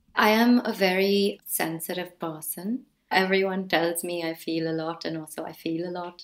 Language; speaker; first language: English; non-native, local second language; Hindi